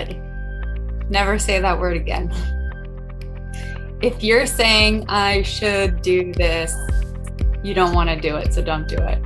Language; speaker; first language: English; native; English